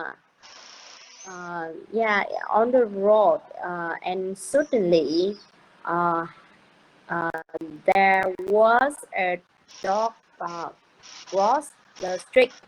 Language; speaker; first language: English; non-native, learner; Vietnamese